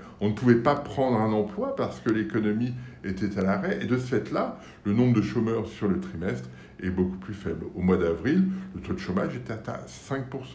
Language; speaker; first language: French; native; French